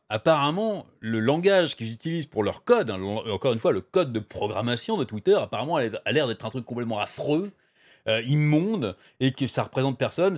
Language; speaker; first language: French; native; French